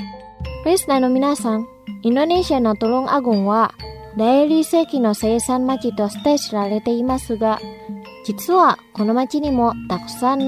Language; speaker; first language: Japanese; non-native, fluent; Indonesian